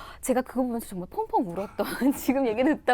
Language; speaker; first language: Korean; native; Korean